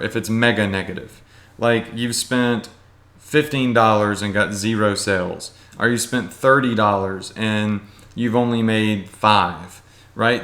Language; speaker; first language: English; native; English